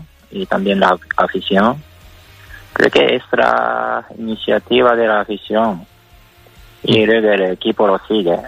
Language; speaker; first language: Spanish; non-native, fluent; Japanese